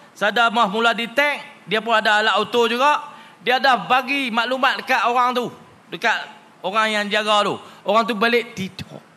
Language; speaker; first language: Malay; native; Malay